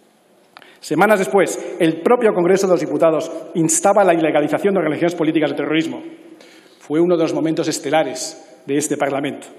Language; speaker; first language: Spanish; native; Spanish